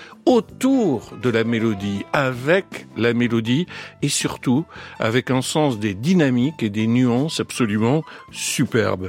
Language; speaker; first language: French; native; French